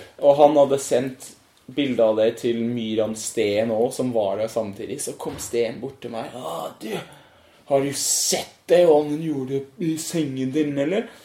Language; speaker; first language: Norwegian; non-native, fluent; English